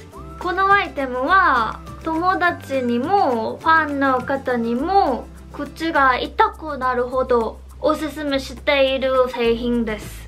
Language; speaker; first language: Japanese; non-native, fluent; Korean